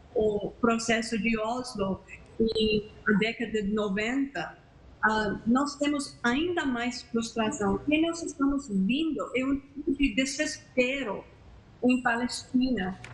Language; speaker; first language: Portuguese; non-native, fluent; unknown